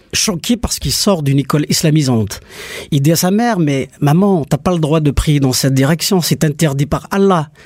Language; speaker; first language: French; non-native, local second language; Kabyle